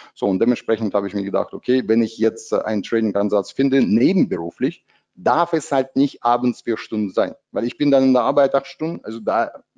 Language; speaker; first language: German; non-native, fluent; Russian